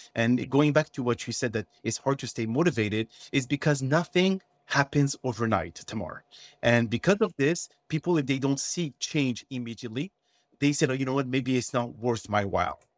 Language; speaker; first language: English; non-native, fluent; French